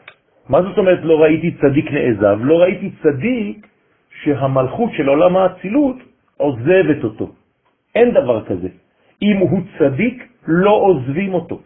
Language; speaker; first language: Hebrew; non-native, fluent; French